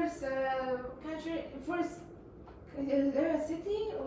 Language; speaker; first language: English; non-native, learner; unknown